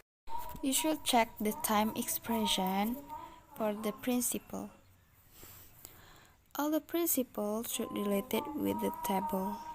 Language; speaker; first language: English; non-native, learner; Indonesian